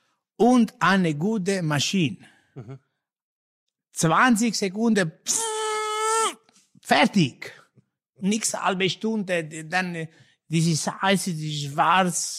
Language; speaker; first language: German; non-native, learner; Italian